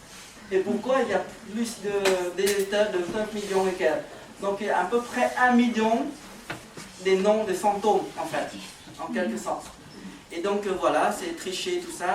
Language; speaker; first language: French; non-native, fluent; Khmer